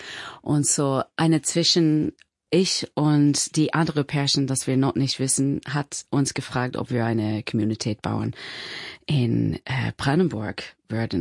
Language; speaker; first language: German; non-native, learner; English